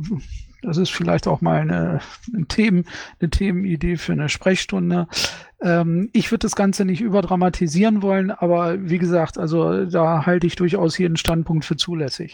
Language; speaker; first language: German; native; German